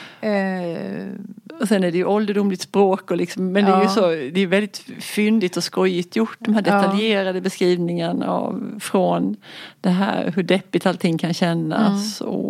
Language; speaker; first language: Swedish; native; Swedish